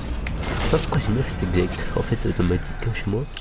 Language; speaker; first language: French; native; French